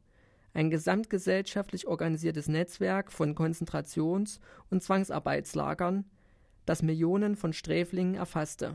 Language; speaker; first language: German; native; German